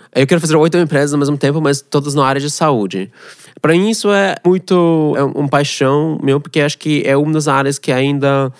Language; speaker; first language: Portuguese; non-native, fluent; Russian